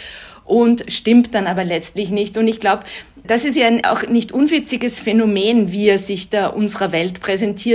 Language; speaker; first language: German; native; German